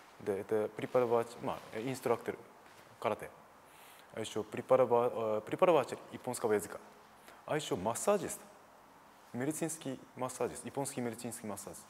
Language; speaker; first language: Russian; non-native, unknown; Japanese